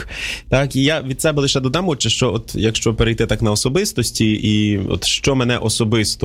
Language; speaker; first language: Ukrainian; native; Ukrainian